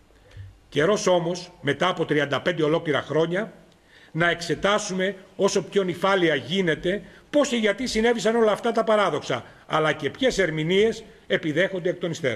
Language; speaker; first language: Greek; native; Greek